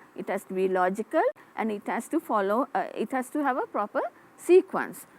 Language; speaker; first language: English; non-native, local second language; Sinhala